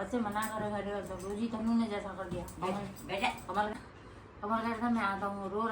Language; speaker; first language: Hindi; native; Hindi